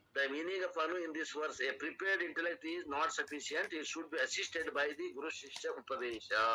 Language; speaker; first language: English; non-native, local second language; Kannada